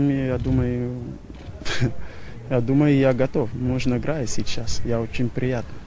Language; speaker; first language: Ukrainian; non-native, learner; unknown